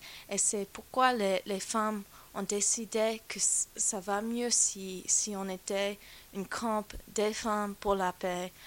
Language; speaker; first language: French; non-native, fluent; English